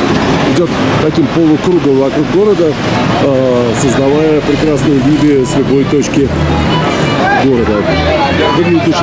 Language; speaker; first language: Russian; native; Russian